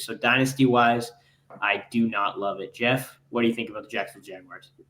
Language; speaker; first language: English; native; English